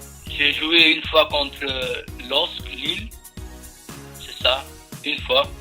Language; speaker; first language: French; non-native, learner; Albanian